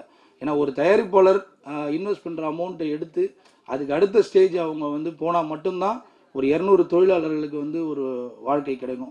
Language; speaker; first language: Tamil; native; Tamil